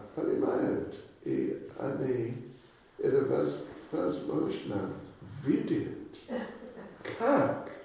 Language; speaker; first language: Russian; non-native, learner; English